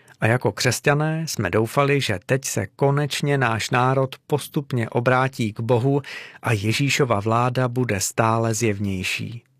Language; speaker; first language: Czech; native; Czech